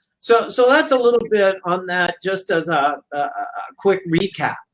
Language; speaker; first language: English; native; English